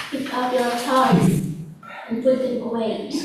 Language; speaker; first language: English; non-native, learner; Indonesian